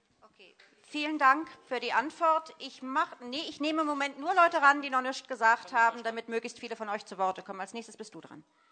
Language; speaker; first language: German; native; German